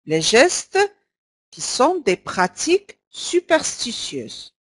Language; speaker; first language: French; non-native, local second language; Arabic